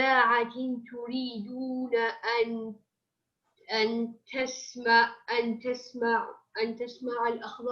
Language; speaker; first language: Arabic; non-native, learner; English